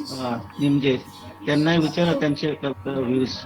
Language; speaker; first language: Hindi; native; Hindi